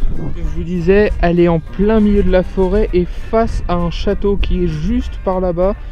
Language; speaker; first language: French; native; French